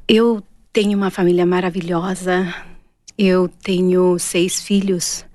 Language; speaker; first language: Portuguese; early bilingual, other home language; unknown